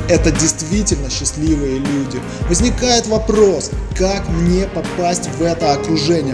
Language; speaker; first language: Russian; native; Russian